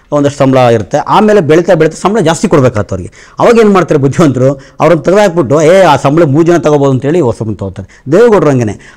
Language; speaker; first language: Kannada; native; Kannada